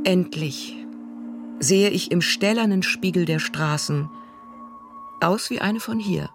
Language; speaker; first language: German; non-native, fluent; Russian